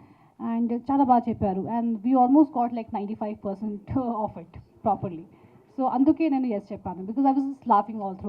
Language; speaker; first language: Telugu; non-native, local second language; Hindi